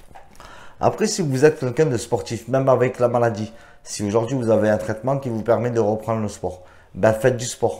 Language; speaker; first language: French; native; French